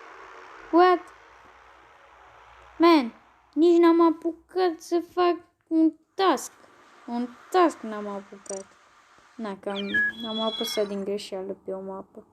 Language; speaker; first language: Romanian; native; Romanian